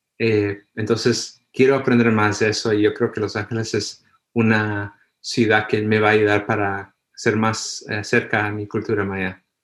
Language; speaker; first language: Spanish; early bilingual, heritage; Spanish